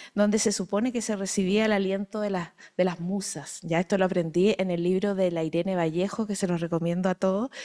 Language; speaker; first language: Spanish; native; Spanish